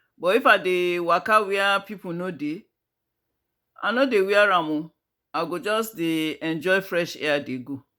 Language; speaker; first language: Nigerian Pidgin; native; Nigerian Pidgin